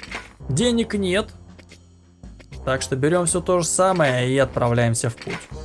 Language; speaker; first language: Russian; native; Russian